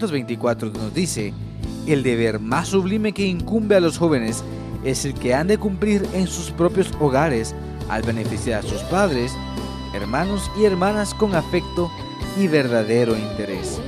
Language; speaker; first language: Spanish; native; Spanish